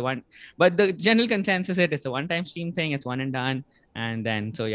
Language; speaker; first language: English; non-native, local second language; Bangla